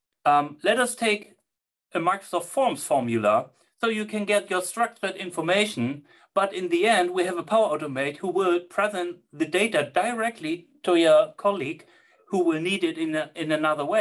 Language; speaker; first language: English; non-native, fluent; German